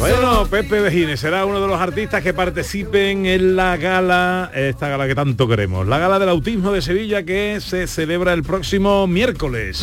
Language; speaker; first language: Spanish; native; Spanish